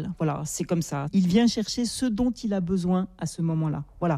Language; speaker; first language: French; native; French